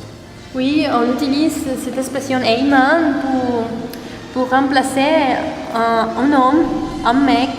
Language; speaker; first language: French; non-native, learner; Spanish